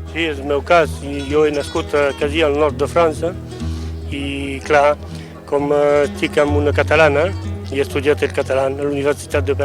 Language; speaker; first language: Catalan; non-native, fluent; French